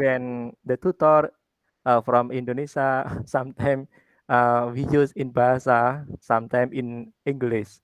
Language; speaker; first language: English; non-native, learner; Indonesian